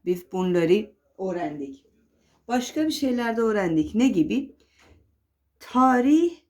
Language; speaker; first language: Turkish; non-native, fluent; Persian